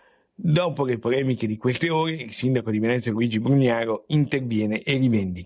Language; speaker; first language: Italian; native; Italian